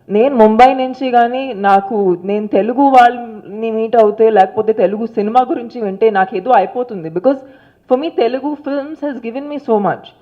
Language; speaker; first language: Telugu; non-native, fluent; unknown